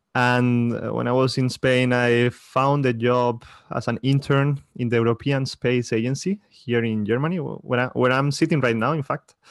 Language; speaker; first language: English; non-native, fluent; Spanish